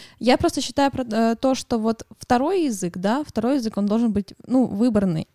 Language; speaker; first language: Russian; native; Russian